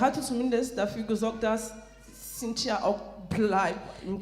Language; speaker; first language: German; non-native, fluent; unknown